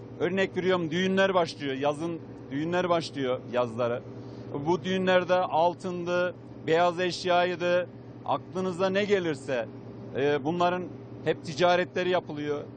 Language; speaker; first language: Turkish; native; Turkish